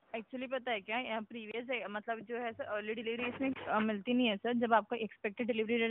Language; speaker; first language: Hindi; non-native, local second language; Marathi